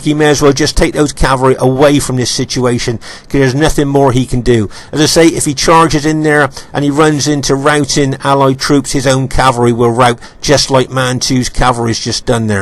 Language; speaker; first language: English; native; English